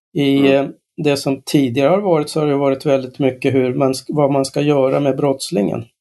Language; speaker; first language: Swedish; native; Swedish